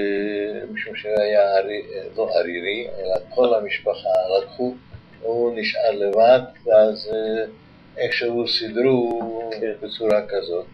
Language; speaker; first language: Hebrew; non-native, fluent; Yiddish